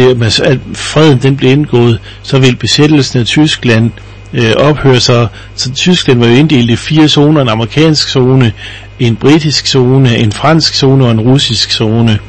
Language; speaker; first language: Danish; native; Danish